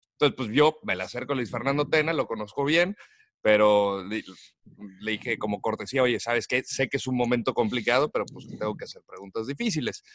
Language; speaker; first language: Spanish; native; Spanish